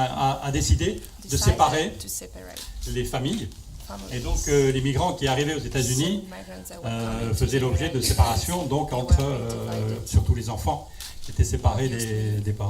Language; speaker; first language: French; native; French